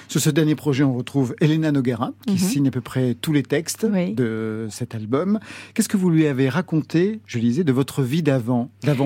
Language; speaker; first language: French; native; French